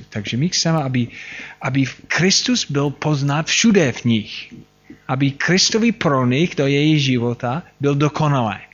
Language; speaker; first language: Czech; non-native, fluent; English